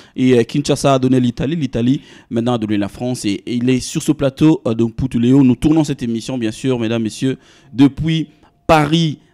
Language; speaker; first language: French; non-native, local second language; Lingala